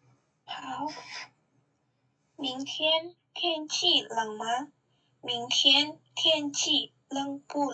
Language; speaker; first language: Chinese; non-native, learner; Indonesian